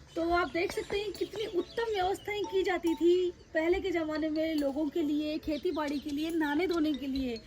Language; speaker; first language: Hindi; native; Hindi